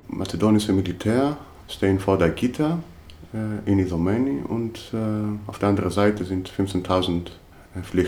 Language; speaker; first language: German; non-native, fluent; Greek